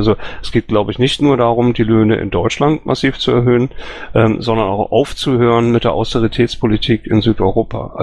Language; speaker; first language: German; native; German